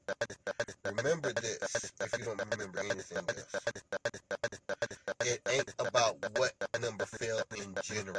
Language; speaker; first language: English; native; English